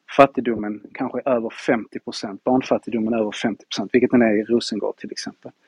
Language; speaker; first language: Swedish; early bilingual, heritage; Spanish